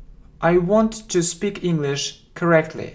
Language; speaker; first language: English; non-native, fluent; Russian